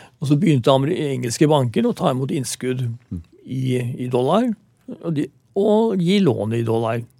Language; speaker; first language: Norwegian; native; Norwegian